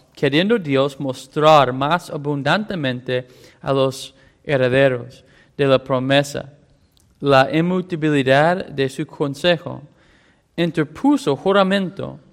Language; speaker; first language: Spanish; non-native, fluent; English